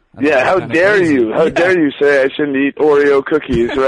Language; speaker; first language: English; native; English